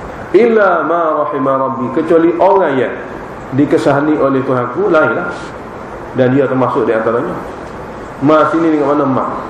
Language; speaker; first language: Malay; native; Malay